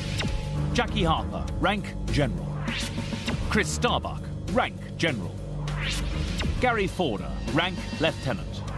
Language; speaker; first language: English; native; English